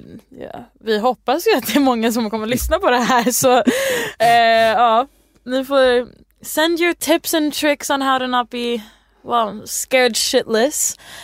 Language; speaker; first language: Swedish; early bilingual, other home language; English